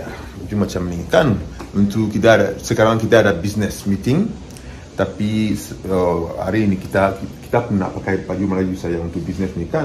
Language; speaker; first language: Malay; non-native, learner; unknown